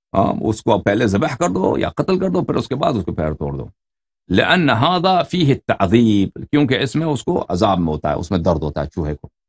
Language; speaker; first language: Urdu; non-native, fluent; Persian